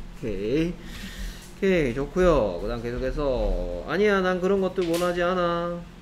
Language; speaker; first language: Korean; native; Korean